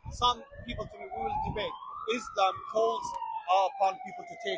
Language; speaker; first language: English; non-native, fluent; Persian